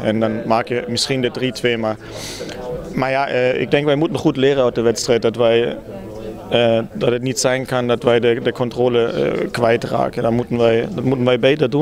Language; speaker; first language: Dutch; non-native, fluent; German